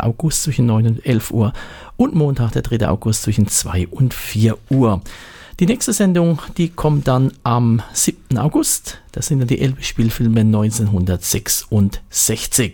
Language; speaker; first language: German; native; German